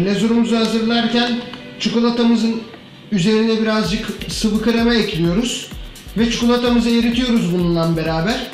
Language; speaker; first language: Turkish; native; Turkish